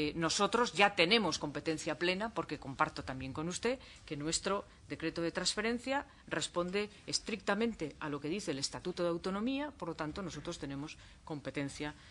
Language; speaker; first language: Spanish; native; Spanish